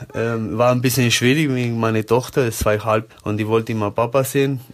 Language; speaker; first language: German; non-native, learner; Spanish